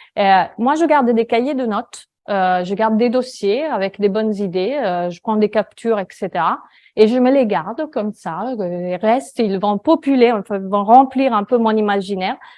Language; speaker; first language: French; non-native, fluent; Italian